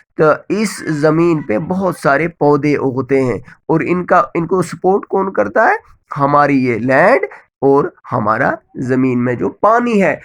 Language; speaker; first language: Urdu; non-native, local second language; Kashmiri